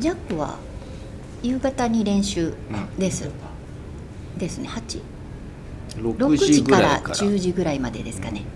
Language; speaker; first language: Japanese; native; Japanese